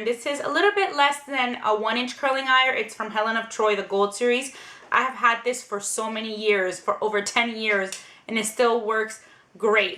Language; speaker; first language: English; native; English